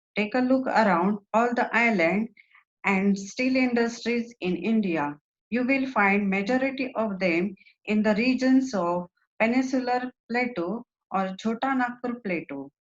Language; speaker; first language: English; non-native, local second language; Marathi